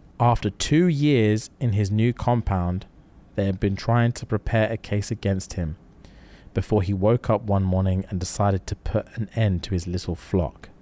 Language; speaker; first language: English; native; English